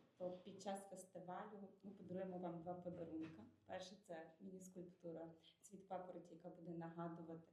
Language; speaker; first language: Ukrainian; native; Ukrainian